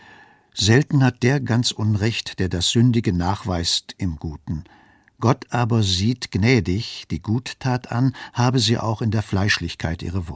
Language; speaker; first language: German; native; German